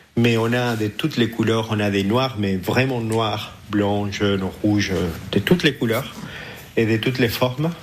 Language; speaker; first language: French; non-native, fluent; Spanish